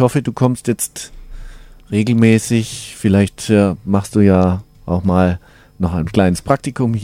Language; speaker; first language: German; native; German